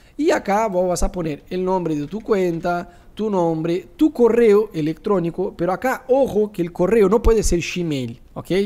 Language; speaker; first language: Spanish; non-native, fluent; Portuguese